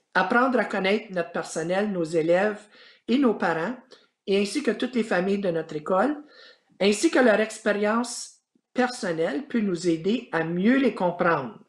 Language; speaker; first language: French; native; French